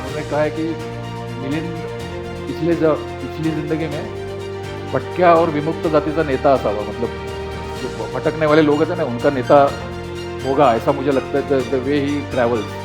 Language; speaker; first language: Hindi; non-native, local second language; Marathi